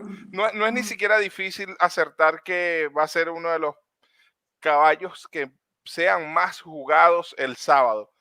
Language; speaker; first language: Spanish; native; Spanish